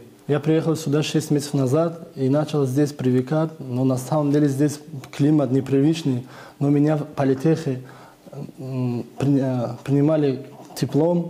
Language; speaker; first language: Russian; non-native, fluent; Tajik